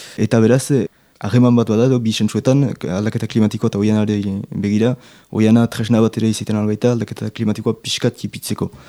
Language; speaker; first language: Basque; native; Basque